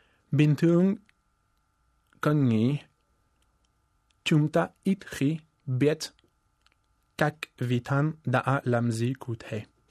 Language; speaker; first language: Vietnamese; non-native, fluent; French